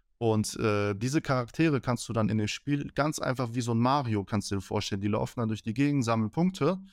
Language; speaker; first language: German; early bilingual, other home language; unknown